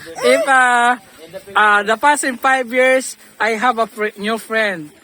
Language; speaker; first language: English; non-native, learner; Filipino